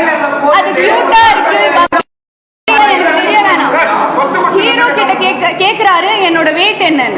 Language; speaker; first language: Tamil; non-native, fluent; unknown